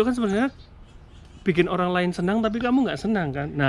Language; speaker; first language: Indonesian; native; Indonesian